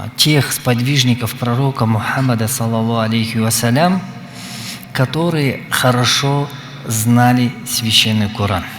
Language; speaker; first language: Russian; non-native, local second language; Kazakh